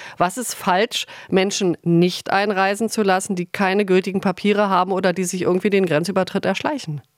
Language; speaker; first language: German; native; German